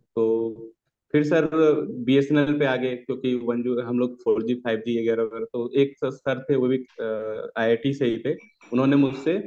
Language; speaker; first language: Hindi; native; Hindi